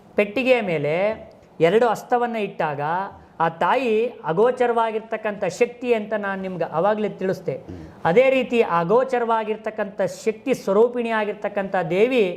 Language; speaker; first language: Kannada; native; Kannada